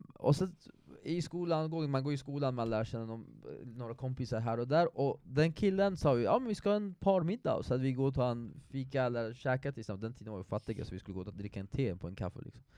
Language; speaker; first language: Swedish; non-native, fluent; Persian